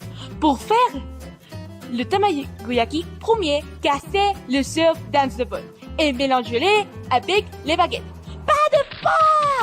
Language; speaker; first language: French; non-native, learner; Spanish